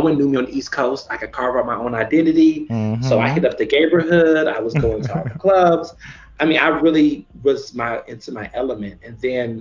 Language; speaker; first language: English; native; English